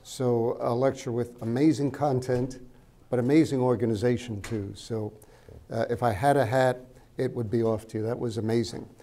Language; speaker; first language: English; native; English